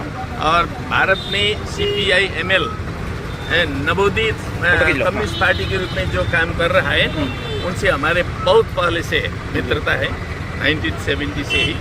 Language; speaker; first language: Hindi; non-native, learner; Nepali